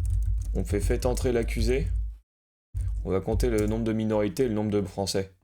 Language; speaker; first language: French; native; French